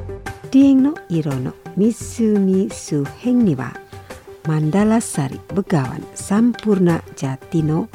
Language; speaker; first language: Japanese; non-native, fluent; Indonesian